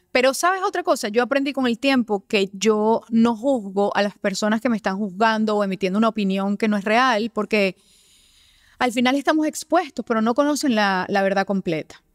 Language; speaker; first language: Spanish; native; Spanish